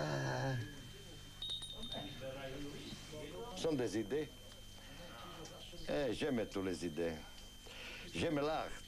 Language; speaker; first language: French; non-native, fluent; Italian